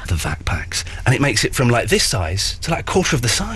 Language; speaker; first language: English; native; English